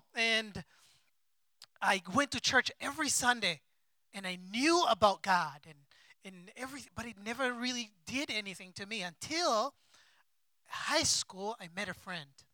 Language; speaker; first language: English; non-native, local second language; Kinyarwanda